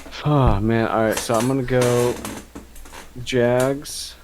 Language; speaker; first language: English; native; English